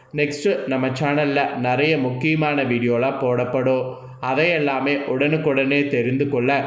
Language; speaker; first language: Tamil; native; Tamil